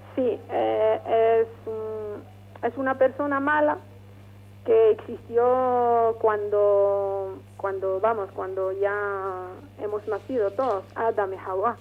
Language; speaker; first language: Spanish; non-native, fluent; Arabic